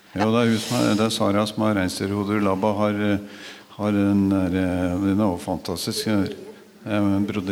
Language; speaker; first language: Norwegian; native; Norwegian